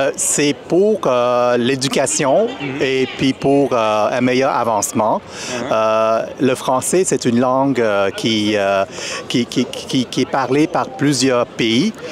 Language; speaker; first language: French; early bilingual, other home language; Vietnamese